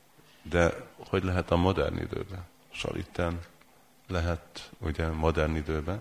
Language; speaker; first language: Hungarian; early bilingual, heritage; Hungarian